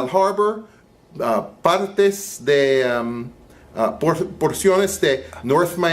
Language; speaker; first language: Spanish; non-native, learner; English